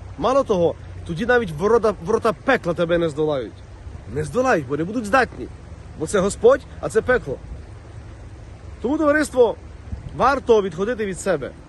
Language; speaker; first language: Ukrainian; native; Ukrainian